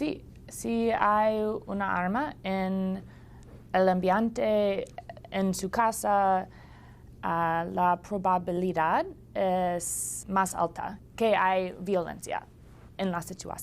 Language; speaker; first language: Spanish; non-native, learner; English